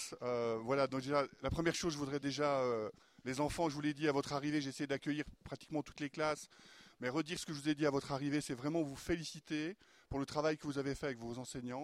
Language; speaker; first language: French; native; French